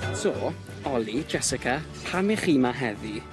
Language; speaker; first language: Welsh; native; Welsh